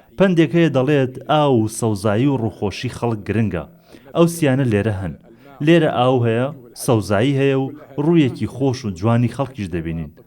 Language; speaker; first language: Central Kurdish; non-native, fluent; Arabic